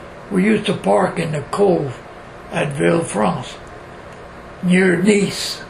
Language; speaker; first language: English; early bilingual, other home language; French